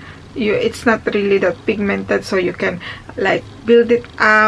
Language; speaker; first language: English; non-native, fluent; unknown